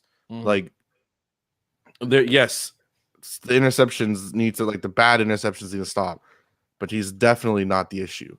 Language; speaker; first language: English; native; English